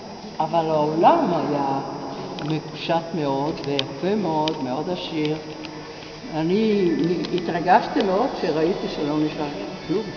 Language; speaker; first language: Hebrew; non-native, fluent; Italian